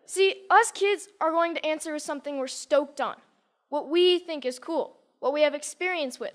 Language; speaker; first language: English; native; English